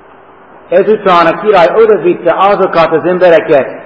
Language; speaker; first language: Hungarian; non-native, fluent; English